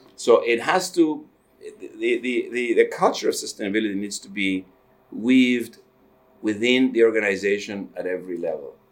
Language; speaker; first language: English; non-native, fluent; Greek